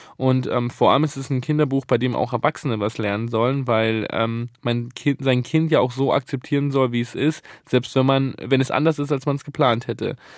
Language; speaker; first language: German; early bilingual, other home language; Italian